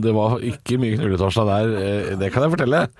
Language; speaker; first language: Norwegian; native; Norwegian